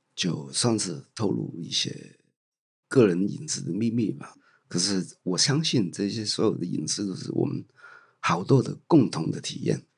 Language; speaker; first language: Chinese; non-native, local second language; Cantonese